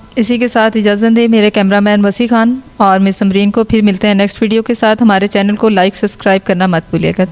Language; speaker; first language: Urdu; non-native, local second language; Pashto